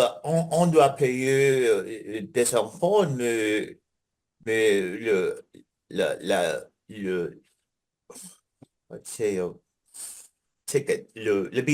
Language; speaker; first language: French; non-native, learner; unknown